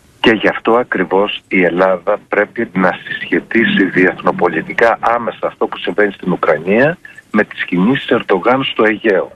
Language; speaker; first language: Greek; native; Greek